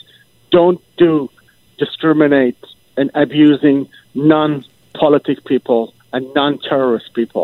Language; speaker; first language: English; non-native, learner; Persian